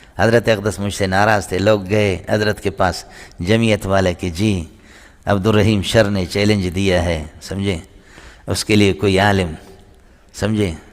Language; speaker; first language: Urdu; non-native, local second language; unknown